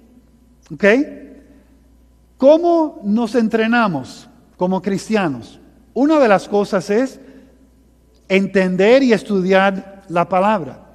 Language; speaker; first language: Spanish; early bilingual, heritage; Spanish